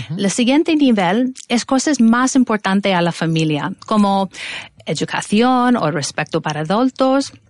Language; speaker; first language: Spanish; non-native, fluent; English